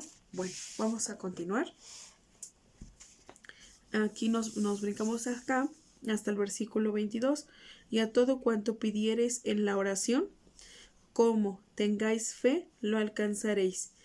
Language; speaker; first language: Spanish; native; Spanish